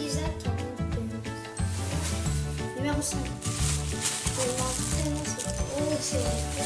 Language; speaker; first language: French; native; French